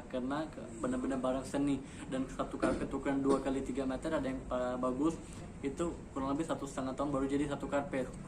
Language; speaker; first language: Indonesian; non-native, fluent; Urdu